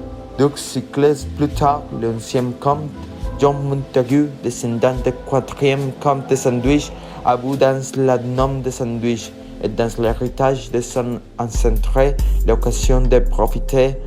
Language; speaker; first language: French; non-native, learner; Spanish